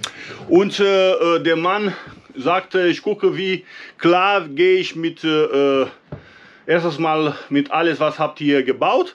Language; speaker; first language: German; non-native, learner; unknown